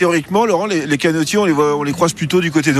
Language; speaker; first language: French; native; French